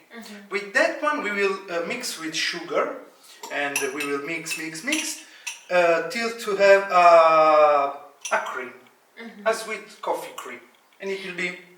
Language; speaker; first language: English; non-native, fluent; Italian